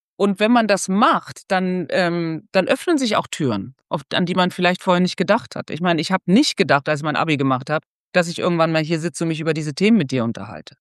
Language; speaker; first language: German; native; German